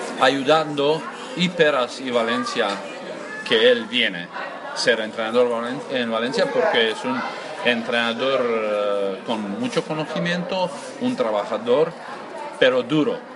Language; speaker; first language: Spanish; non-native, learner; Croatian